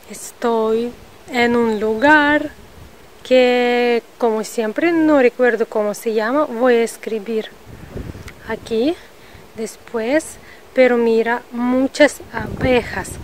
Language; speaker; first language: Spanish; non-native, learner; Russian